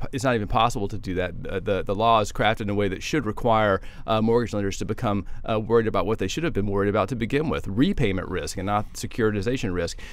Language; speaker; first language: English; native; English